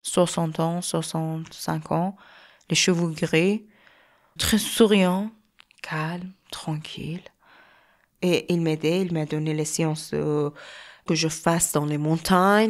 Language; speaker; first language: French; non-native, learner; Persian